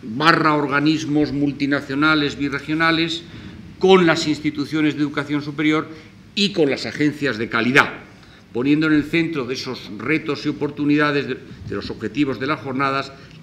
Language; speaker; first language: Spanish; native; Spanish